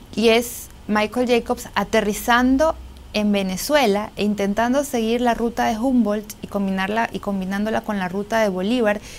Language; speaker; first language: Spanish; native; Spanish